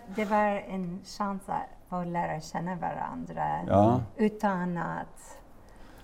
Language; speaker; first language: Swedish; non-native, learner; English